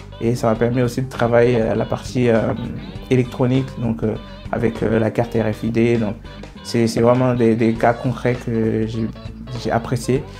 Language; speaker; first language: French; non-native, local second language; Haitian Creole